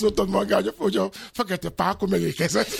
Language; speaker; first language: Hungarian; non-native, fluent; Yoruba